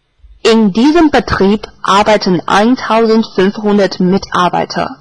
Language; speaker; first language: German; non-native, fluent; Chinese